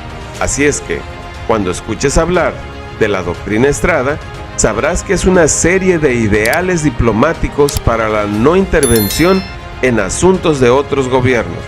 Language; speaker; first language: Spanish; native; Spanish